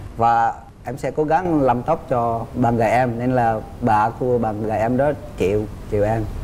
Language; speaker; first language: Vietnamese; non-native, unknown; Indonesian